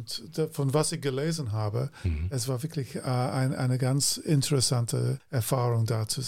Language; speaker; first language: German; non-native, fluent; English